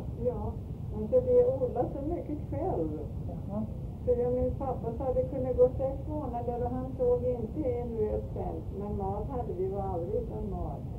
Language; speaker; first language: Swedish; early bilingual, heritage; Swedish